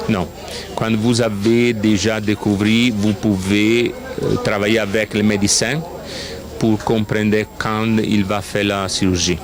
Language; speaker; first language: French; non-native, fluent; Italian